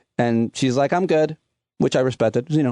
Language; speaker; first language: English; native; English